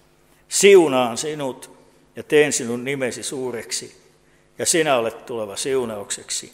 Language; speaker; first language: Finnish; native; Finnish